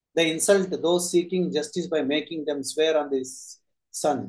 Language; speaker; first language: English; non-native, local second language; Kannada